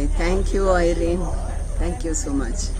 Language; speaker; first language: Kannada; non-native, learner; Hindi